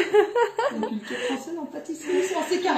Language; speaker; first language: French; native; French